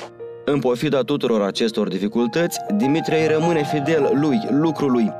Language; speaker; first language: Romanian; native; Romanian